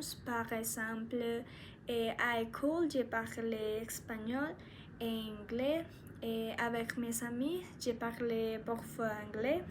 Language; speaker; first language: French; non-native, learner; Spanish